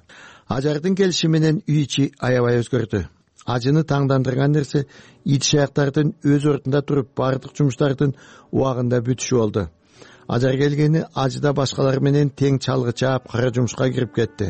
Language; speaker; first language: Kyrgyz; native; Kyrgyz